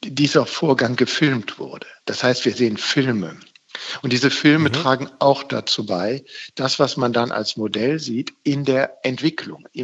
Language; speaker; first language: German; native; German